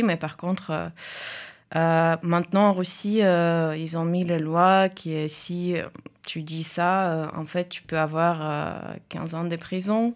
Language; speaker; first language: French; non-native, fluent; Russian